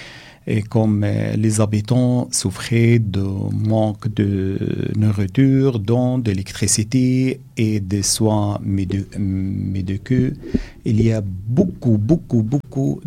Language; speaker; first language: French; non-native, fluent; Arabic